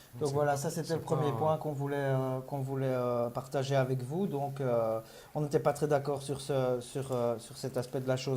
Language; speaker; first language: French; native; French